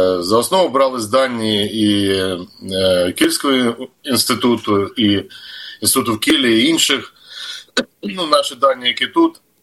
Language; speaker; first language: Ukrainian; native; Ukrainian